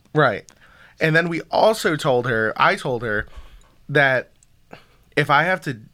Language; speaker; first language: English; early bilingual, other home language; Filipino